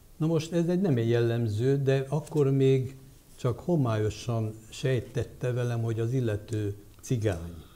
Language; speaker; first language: Hungarian; native; Hungarian